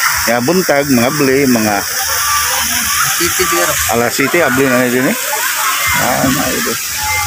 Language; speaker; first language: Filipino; non-native, local second language; Cebuano